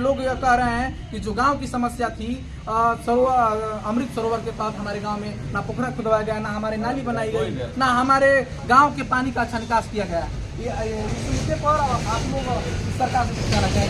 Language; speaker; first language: Hindi; native; Hindi